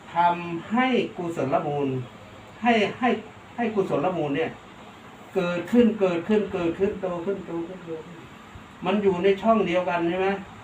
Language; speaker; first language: Thai; native; Thai